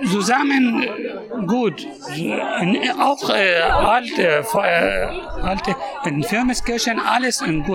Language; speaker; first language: German; non-native, learner; Arabic